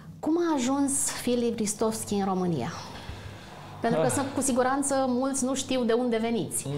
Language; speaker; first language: Romanian; native; Romanian